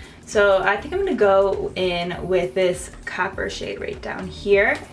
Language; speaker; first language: English; native; English